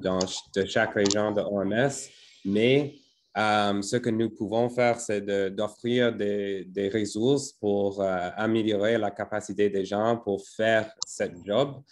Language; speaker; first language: French; non-native, fluent; English